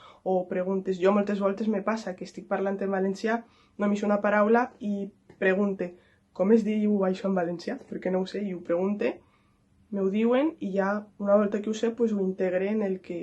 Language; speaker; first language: Catalan; non-native, local second language; Spanish